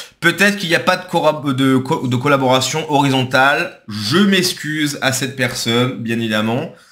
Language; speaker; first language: French; native; French